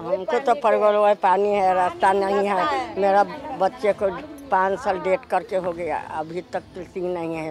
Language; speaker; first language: Hindi; non-native, local second language; Telugu